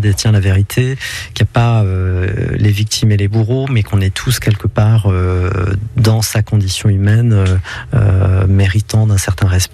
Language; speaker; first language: French; non-native, local second language; Kabyle